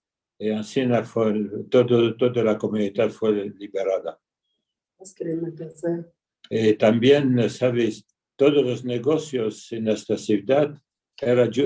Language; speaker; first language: Spanish; early bilingual, heritage; Ladino